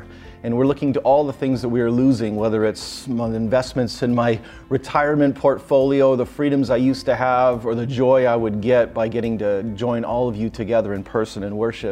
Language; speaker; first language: English; native; English